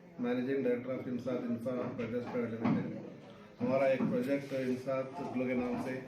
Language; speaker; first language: Hindi; non-native, local second language; Urdu